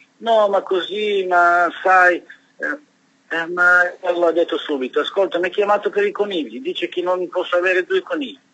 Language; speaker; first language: Italian; non-native, learner; Serbian